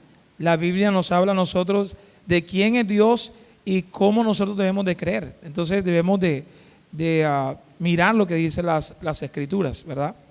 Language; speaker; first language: Spanish; native; Spanish